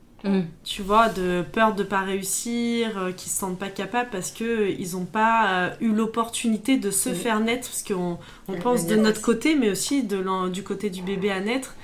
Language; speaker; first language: French; native; French